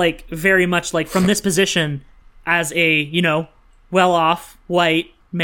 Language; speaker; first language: English; native; English